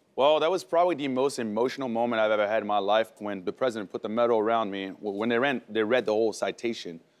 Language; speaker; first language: English; early bilingual, other home language; French